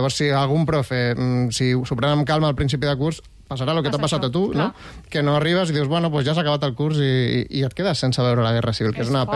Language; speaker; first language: Catalan; native; Catalan